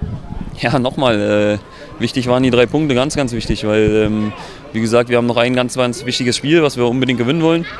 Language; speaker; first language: German; native; German